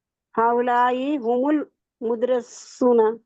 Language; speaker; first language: Arabic; non-native, learner; Urdu